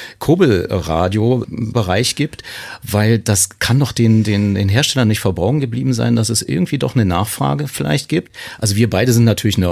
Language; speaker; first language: German; native; German